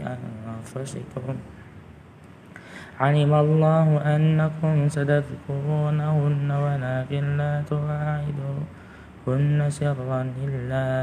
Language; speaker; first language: Arabic; non-native, learner; Indonesian